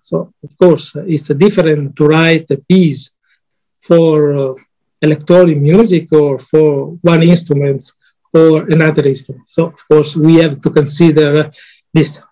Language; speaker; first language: English; non-native, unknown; Italian